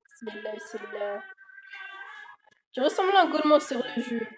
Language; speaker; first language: French; native; French